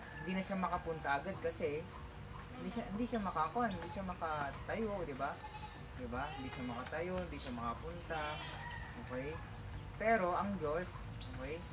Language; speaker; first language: Filipino; non-native, local second language; Iloko